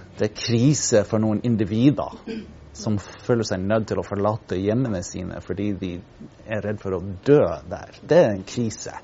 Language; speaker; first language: Norwegian; non-native, fluent; English